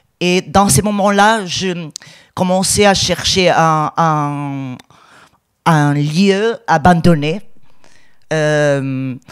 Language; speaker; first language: French; non-native, learner; Portuguese